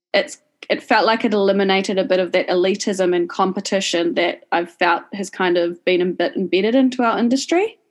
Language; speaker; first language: English; native; English